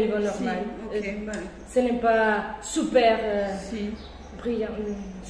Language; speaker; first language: French; non-native, fluent; Spanish